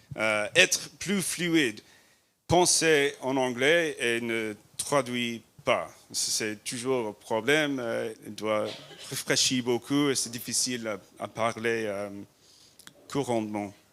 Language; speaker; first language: French; non-native, learner; English